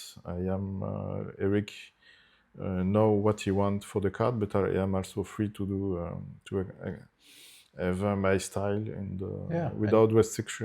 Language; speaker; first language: English; non-native, fluent; Italian